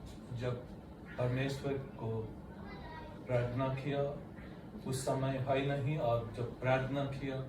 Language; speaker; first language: Hindi; non-native, local second language; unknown